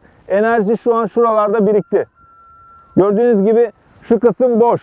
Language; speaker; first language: Turkish; native; Turkish